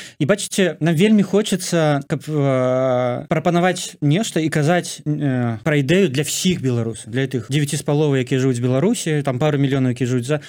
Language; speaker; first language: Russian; non-native, local second language; Belarusian